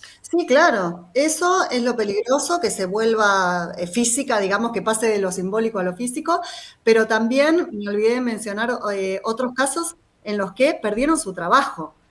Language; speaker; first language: Spanish; native; Spanish